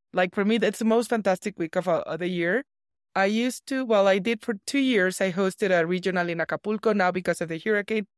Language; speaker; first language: English; non-native, fluent; Spanish